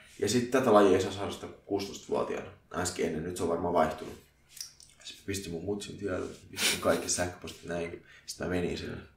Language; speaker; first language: Finnish; early bilingual, other home language; Arabic